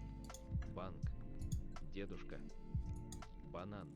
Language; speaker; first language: Russian; non-native, learner; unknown